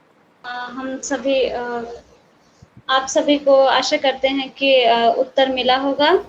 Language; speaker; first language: Hindi; native; Hindi